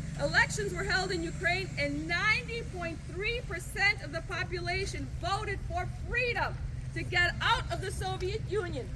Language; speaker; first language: English; early bilingual, other home language; Ukrainian